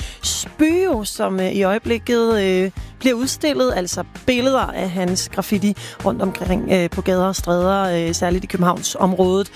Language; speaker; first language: Danish; native; Danish